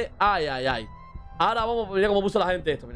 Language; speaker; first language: Spanish; native; Spanish